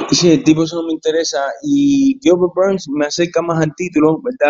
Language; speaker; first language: Spanish; early bilingual, heritage; Spanish